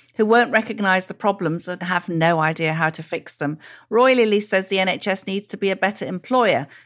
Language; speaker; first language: English; native; English